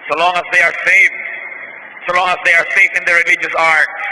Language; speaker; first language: English; non-native, local second language; Filipino